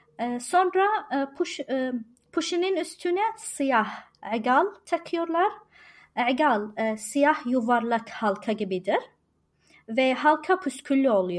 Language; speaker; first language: Turkish; non-native, learner; Arabic